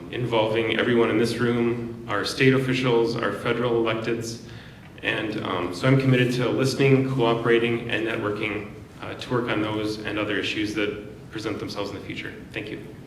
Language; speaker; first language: English; native; English